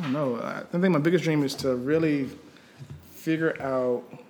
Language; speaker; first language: English; native; English